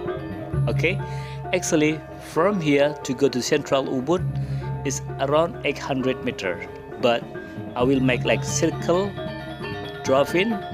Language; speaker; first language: English; non-native, learner; Indonesian